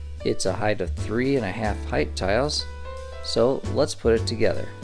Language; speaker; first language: English; native; English